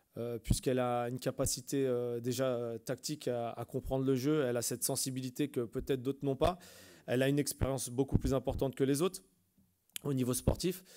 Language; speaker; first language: French; native; French